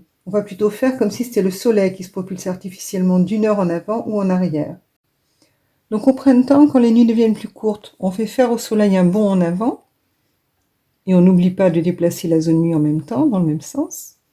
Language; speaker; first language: French; native; French